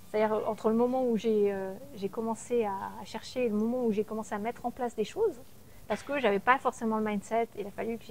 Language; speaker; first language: French; native; French